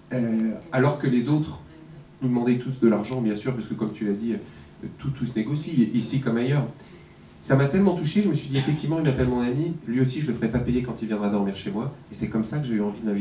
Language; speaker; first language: French; native; French